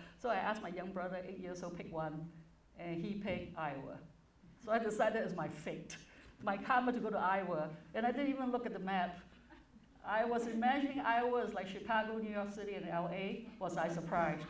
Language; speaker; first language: English; non-native, local second language; Cantonese